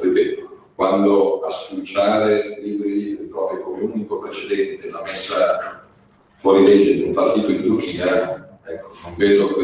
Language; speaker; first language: Italian; native; Italian